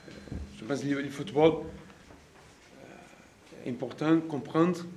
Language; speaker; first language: French; non-native, learner; Portuguese